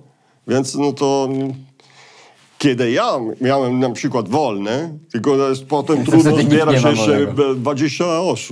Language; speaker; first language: Polish; non-native, fluent; Italian